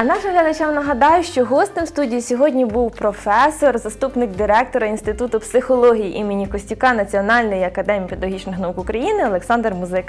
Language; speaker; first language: Ukrainian; native; Ukrainian